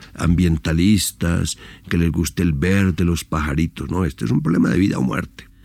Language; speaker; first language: Spanish; native; Spanish